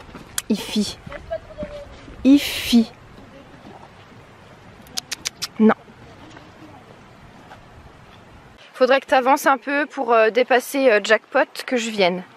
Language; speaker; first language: French; native; French